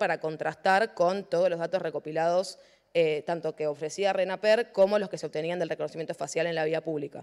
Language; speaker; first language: Spanish; native; Spanish